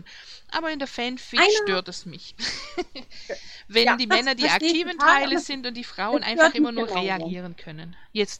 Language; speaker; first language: German; native; German